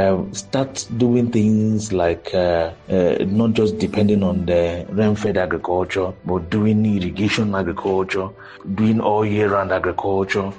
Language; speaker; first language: English; non-native, local second language; Igbo